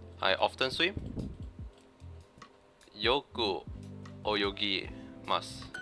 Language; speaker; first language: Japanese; non-native, learner; English